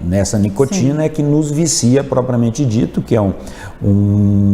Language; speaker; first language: Portuguese; native; Portuguese